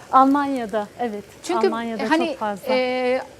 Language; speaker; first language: Turkish; native; Turkish